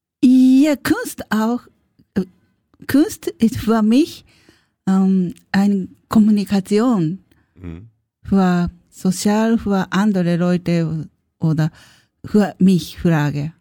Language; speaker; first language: German; non-native, learner; Japanese